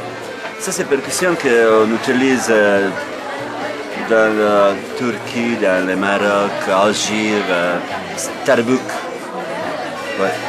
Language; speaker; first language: French; non-native, fluent; Bosnian